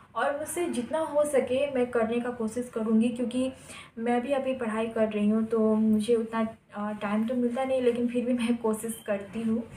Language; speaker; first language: Hindi; non-native, local second language; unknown